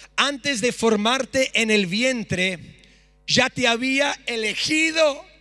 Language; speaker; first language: Spanish; early bilingual, other home language; English